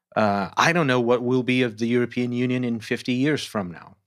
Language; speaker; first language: English; non-native, fluent; Portuguese